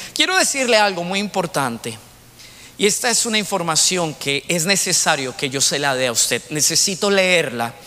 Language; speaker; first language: Spanish; native; Spanish